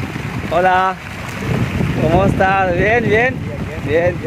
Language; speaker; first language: Spanish; non-native, learner; Filipino